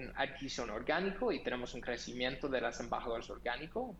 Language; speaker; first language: Spanish; non-native, fluent; English